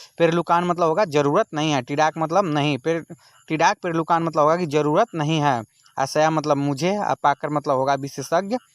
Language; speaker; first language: Hindi; native; Hindi